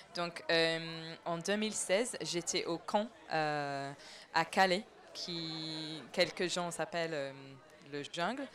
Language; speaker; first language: French; non-native, fluent; English